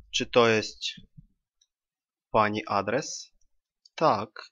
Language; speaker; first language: Polish; non-native, learner; Russian